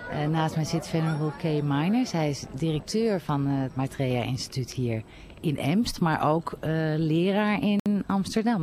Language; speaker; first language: Dutch; native; Dutch